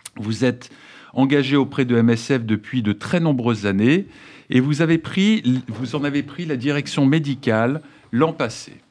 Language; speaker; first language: French; native; French